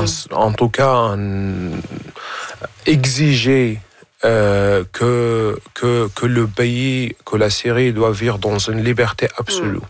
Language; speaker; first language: French; non-native, fluent; Arabic